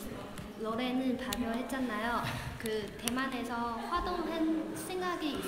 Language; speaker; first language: Korean; non-native, learner; Chinese